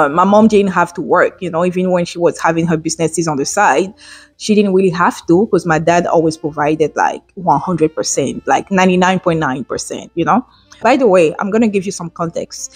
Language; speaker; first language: English; non-native, local second language; French